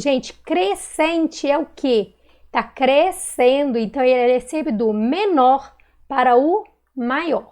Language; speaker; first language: Portuguese; native; Portuguese